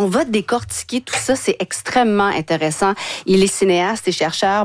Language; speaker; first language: French; native; French